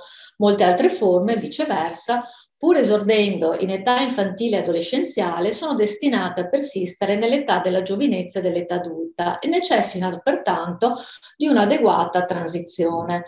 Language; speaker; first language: Italian; native; Italian